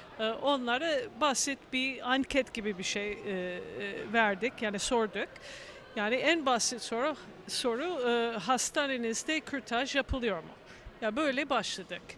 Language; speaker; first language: Turkish; non-native, fluent; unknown